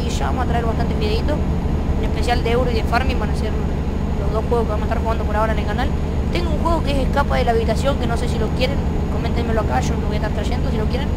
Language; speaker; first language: Spanish; native; Spanish